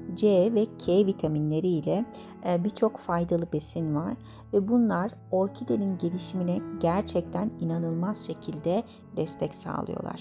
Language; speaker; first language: Turkish; native; Turkish